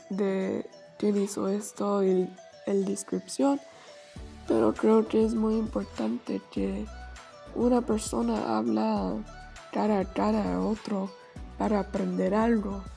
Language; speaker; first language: Spanish; non-native, learner; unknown